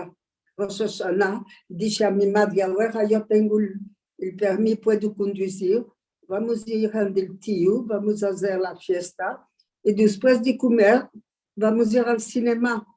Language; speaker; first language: Spanish; early bilingual, heritage; Ladino